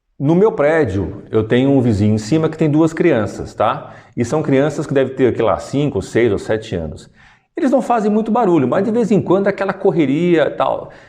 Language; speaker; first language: Portuguese; native; Portuguese